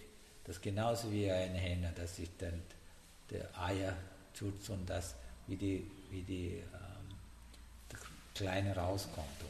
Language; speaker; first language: German; non-native, learner; Sinhala